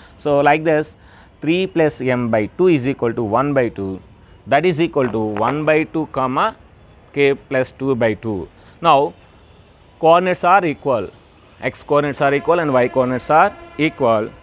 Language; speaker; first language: English; non-native, local second language; Telugu